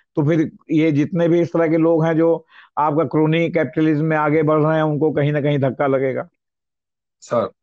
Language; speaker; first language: Hindi; native; Hindi